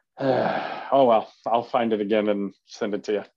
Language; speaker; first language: English; native; English